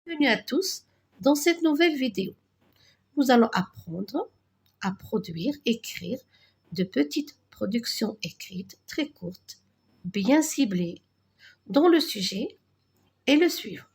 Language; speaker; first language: French; non-native, local second language; Arabic